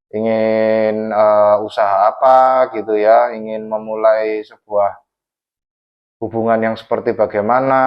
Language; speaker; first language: Indonesian; native; Indonesian